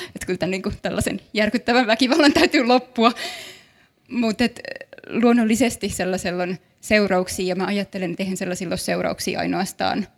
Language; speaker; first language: Finnish; native; Finnish